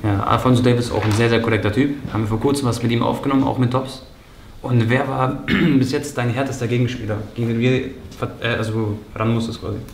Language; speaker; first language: German; native; German